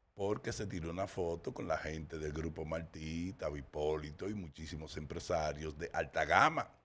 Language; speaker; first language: Spanish; early bilingual, heritage; Spanish